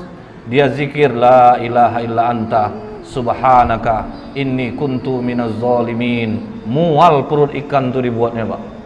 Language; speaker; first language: Indonesian; native; Indonesian